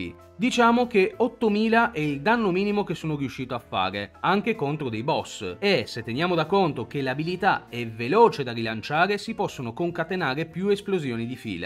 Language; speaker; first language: Italian; native; Italian